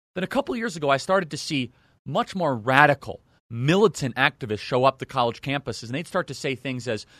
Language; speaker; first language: English; native; English